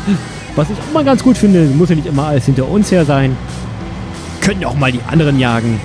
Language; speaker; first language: German; native; German